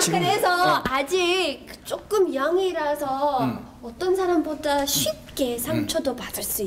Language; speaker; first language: Korean; non-native, learner; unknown